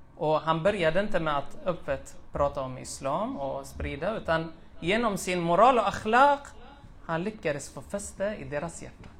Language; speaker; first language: Swedish; early bilingual, other home language; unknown